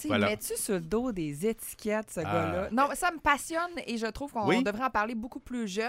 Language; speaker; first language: French; native; French